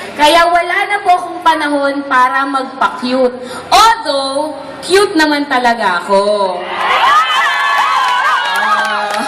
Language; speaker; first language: Filipino; native; Filipino